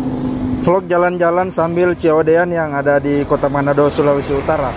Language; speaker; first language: Indonesian; native; Indonesian